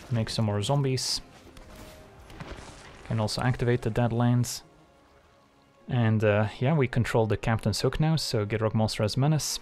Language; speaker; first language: English; native; English